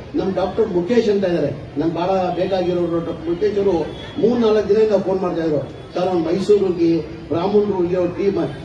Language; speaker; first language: Kannada; non-native, local second language; Urdu